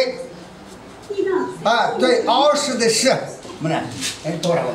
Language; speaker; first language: Chinese; non-native, local second language; Kazakh